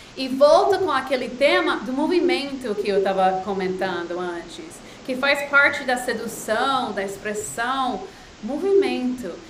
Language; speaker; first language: Portuguese; non-native, fluent; English